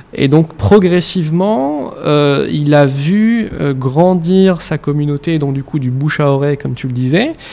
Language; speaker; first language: French; non-native, local second language; Arabic